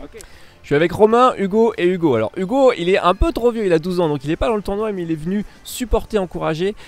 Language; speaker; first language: French; native; French